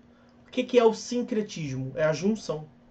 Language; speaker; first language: Portuguese; native; Portuguese